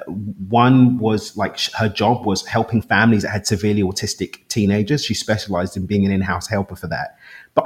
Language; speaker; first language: English; native; English